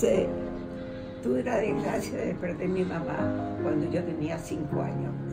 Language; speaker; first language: Spanish; early bilingual, other home language; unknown